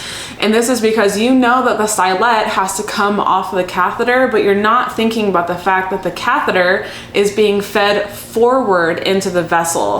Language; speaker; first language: English; native; English